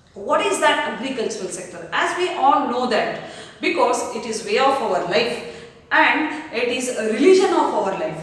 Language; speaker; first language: English; non-native, local second language; Kannada